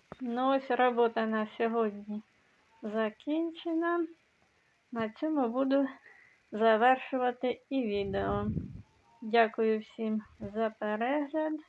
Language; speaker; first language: Ukrainian; native; Ukrainian